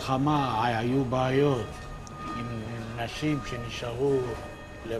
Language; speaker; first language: Hebrew; non-native, local second language; Yiddish